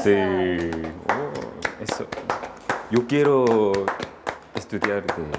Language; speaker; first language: Spanish; non-native, learner; Korean